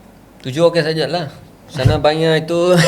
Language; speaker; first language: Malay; non-native, learner; Punjabi